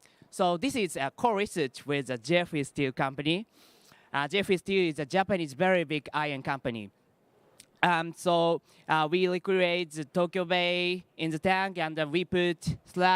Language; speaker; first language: English; non-native, learner; Japanese